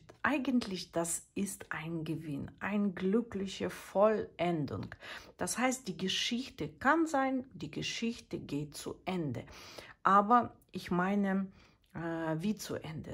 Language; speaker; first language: German; non-native, fluent; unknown